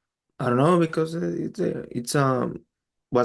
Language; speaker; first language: English; non-native, learner; Spanish